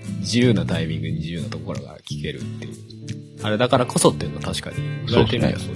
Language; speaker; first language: Japanese; native; Japanese